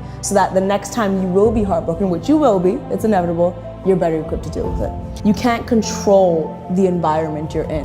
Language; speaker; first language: English; native; English